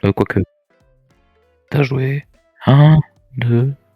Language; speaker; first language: French; native; French